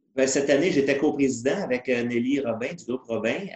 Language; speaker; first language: French; native; French